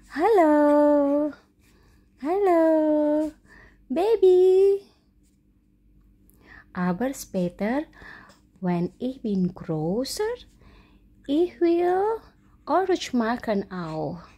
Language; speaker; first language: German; non-native, learner; Indonesian